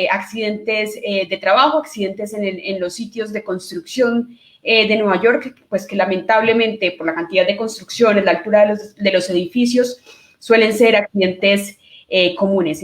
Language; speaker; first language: Spanish; native; Spanish